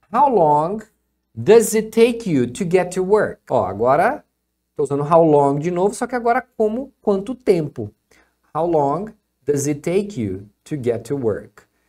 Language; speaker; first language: English; non-native, fluent; Portuguese